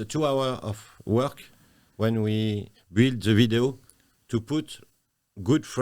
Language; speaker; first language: English; non-native, learner; French